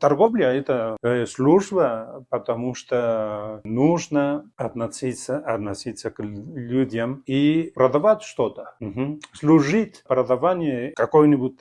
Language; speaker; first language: Russian; non-native, fluent; Spanish